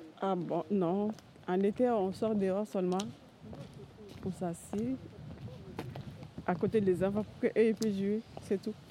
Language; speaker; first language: French; non-native, learner; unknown